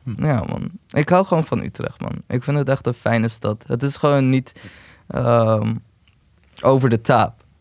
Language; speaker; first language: Dutch; early bilingual, other home language; Turkish